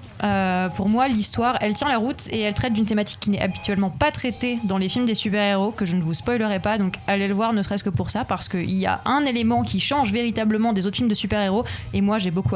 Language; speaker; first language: French; native; French